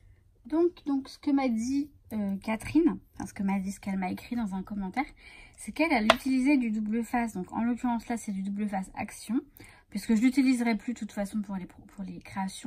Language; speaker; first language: French; native; French